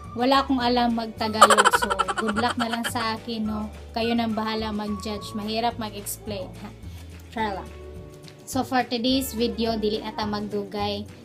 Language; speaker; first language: Filipino; non-native, local second language; Cebuano